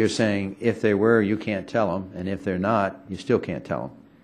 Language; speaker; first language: English; native; English